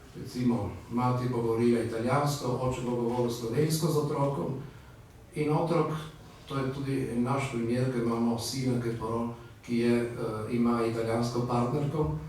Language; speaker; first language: Slovenian; native; Slovenian